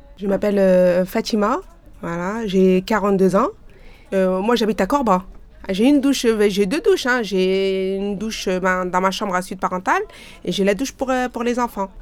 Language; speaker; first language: French; early bilingual, other home language; Arabic